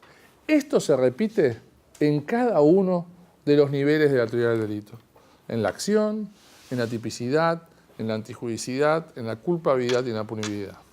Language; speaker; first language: Spanish; native; Spanish